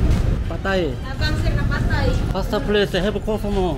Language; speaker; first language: Korean; native; Korean